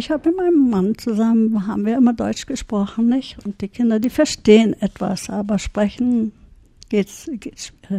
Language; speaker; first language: German; early bilingual, heritage; German